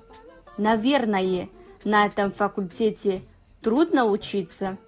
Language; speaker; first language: Russian; non-native, fluent; Kazakh